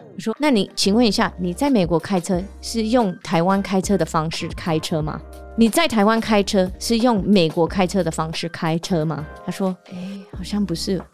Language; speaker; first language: Chinese; non-native, fluent; English